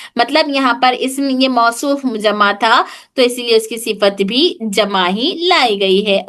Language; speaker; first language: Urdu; native; Urdu